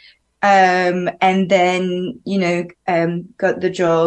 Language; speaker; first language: English; non-native, fluent; French